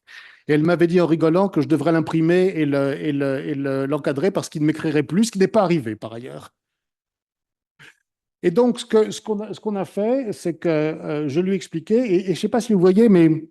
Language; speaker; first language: French; native; French